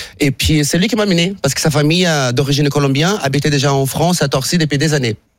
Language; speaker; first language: French; non-native, fluent; Portuguese